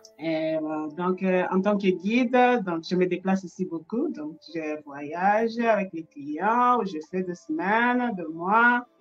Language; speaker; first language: French; non-native, local second language; Lingala